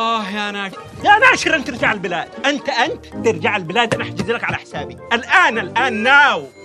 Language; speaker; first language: Arabic; native; Arabic